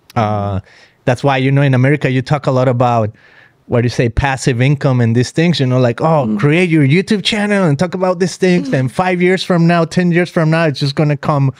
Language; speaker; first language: English; non-native, fluent; Spanish